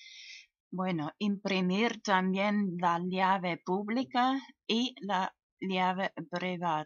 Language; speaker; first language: Spanish; non-native, fluent; German